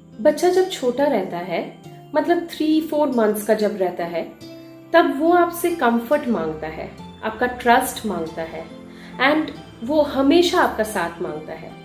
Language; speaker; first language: Hindi; non-native, local second language; Bangla